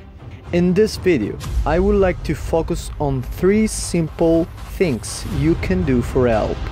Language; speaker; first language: English; non-native, fluent; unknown